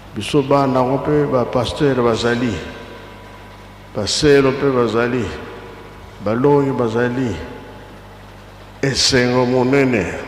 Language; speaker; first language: Lingala; non-native, local second language; Kongo